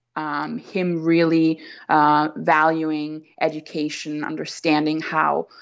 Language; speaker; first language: English; non-native, fluent; German